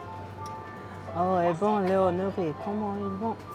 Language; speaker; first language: French; non-native, learner; Japanese